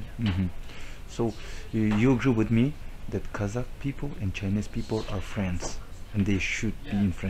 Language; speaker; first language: English; non-native, fluent; Russian